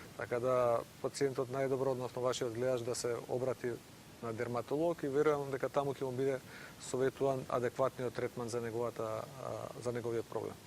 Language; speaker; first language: Macedonian; native; Macedonian